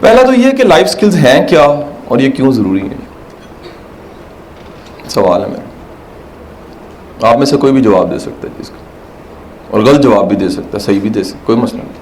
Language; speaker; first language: Urdu; native; Urdu